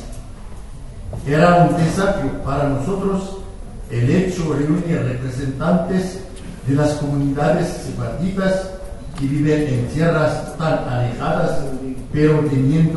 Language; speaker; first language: Spanish; non-native, fluent; French